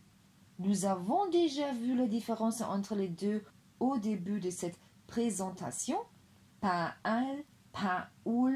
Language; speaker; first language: French; non-native, fluent; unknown